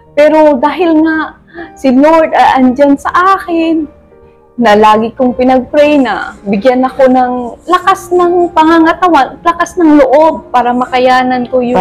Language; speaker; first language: Filipino; non-native, local second language; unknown